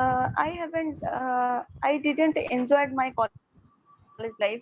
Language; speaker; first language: English; non-native, learner; Bangla